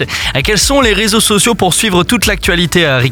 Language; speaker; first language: French; native; French